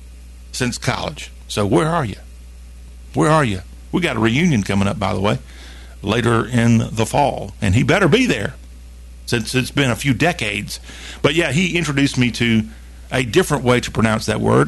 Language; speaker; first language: English; native; English